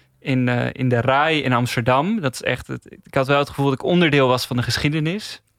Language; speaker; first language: Dutch; native; Dutch